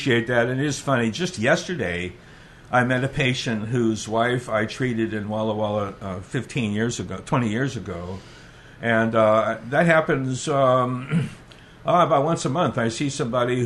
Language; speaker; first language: English; native; English